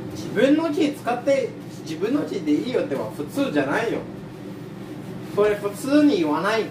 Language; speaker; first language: Japanese; non-native, fluent; Filipino